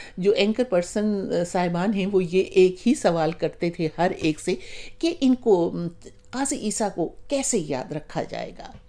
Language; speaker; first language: Urdu; native; Urdu